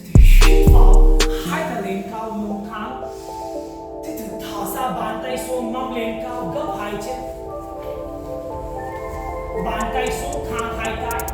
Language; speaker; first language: Vietnamese; non-native, learner; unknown